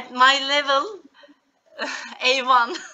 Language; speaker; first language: English; non-native, learner; Turkish